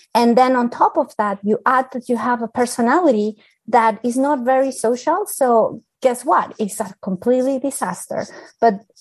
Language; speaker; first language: English; non-native, fluent; Spanish